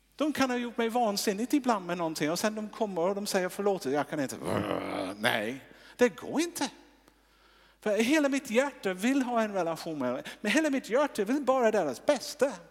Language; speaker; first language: Swedish; non-native, fluent; English